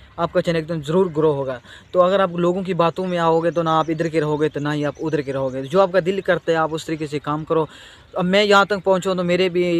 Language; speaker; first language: Urdu; non-native, local second language; Saraiki